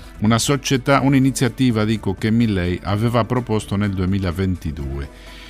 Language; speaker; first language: Italian; non-native, fluent; Spanish